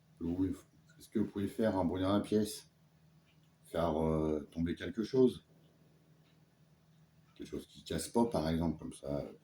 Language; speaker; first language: French; native; French